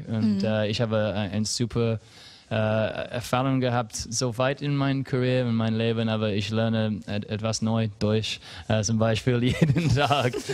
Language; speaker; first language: German; non-native, learner; English